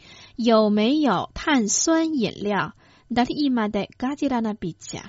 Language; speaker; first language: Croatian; non-native, fluent; Chinese